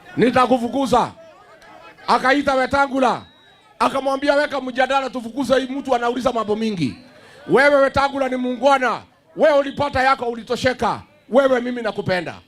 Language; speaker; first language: Swahili; non-native, local second language; Kikuyu